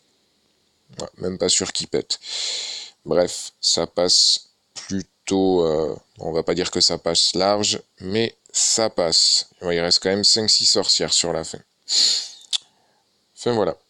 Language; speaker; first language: French; native; French